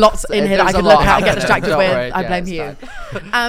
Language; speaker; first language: English; native; English